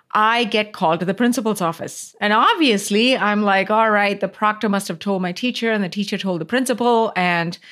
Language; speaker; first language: English; non-native, local second language; Tamil